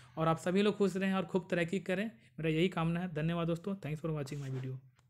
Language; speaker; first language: Hindi; native; Hindi